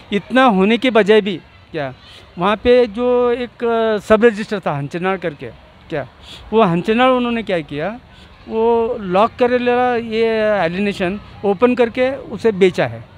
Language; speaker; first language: Hindi; non-native, local second language; Urdu